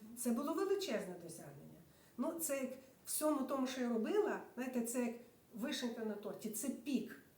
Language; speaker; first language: Ukrainian; native; Ukrainian